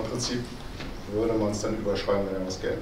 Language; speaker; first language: German; native; German